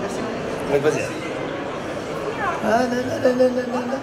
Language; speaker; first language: French; non-native, learner; Portuguese